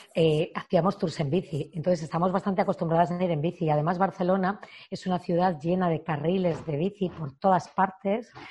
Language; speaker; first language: Spanish; native; Spanish